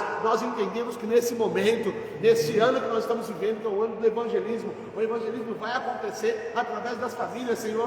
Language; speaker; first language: Portuguese; native; Portuguese